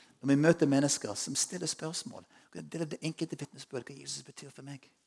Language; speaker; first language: Norwegian; non-native, fluent; English